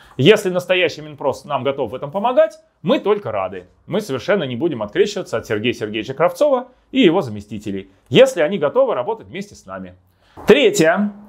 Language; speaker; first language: Russian; native; Russian